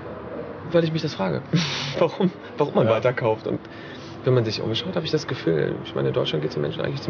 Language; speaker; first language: German; native; German